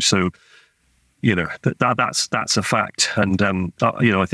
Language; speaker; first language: English; native; English